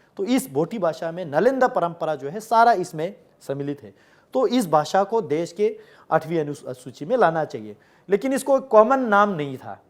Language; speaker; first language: Hindi; non-native, local second language; Ladakhi